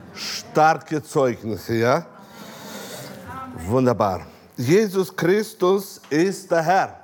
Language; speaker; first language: German; non-native, fluent; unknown